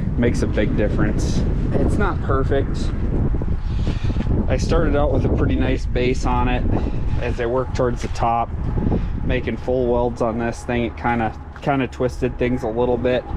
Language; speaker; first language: English; native; English